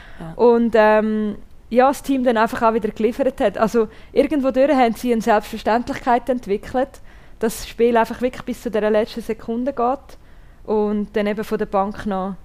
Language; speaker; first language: German; native; German